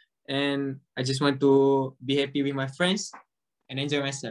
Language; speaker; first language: English; non-native, local second language; Malay